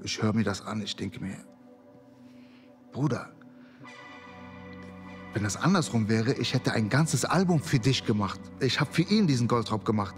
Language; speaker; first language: German; early bilingual, other home language; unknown